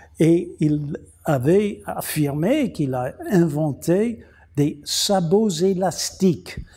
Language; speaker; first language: French; non-native, fluent; English